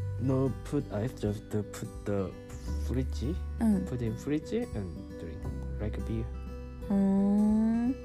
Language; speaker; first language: English; non-native, learner; Korean